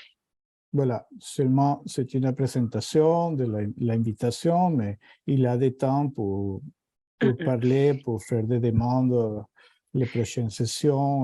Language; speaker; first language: French; non-native, fluent; Spanish